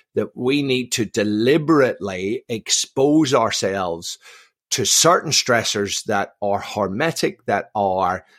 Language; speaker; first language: English; native; English